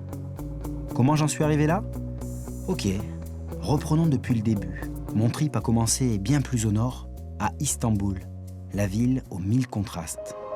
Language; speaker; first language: French; native; French